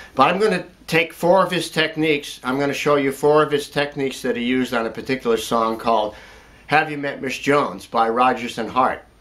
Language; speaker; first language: English; native; English